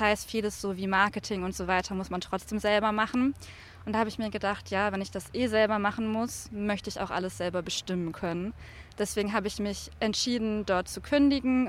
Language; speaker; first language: German; native; German